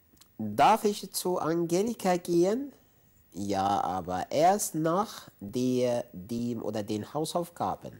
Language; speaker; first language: German; non-native, fluent; Arabic